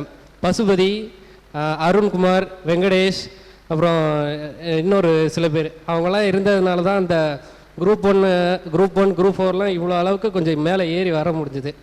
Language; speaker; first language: Tamil; native; Tamil